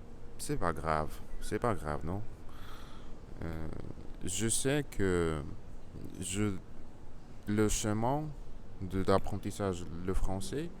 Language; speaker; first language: French; non-native, learner; Russian